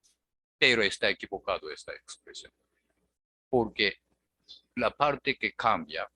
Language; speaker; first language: Spanish; non-native, fluent; Japanese